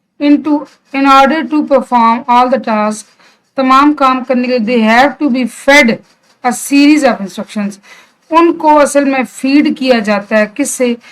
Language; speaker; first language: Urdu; non-native, local second language; Punjabi